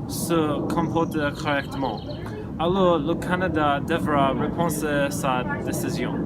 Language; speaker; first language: French; non-native, learner; English